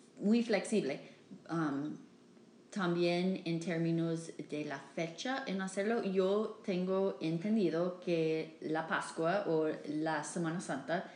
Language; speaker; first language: Spanish; non-native, learner; English